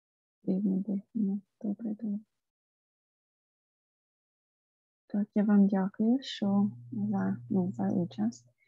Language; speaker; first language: Ukrainian; non-native, fluent; English